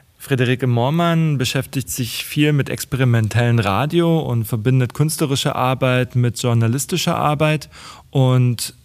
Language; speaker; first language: German; non-native, local second language; Upper Sorbian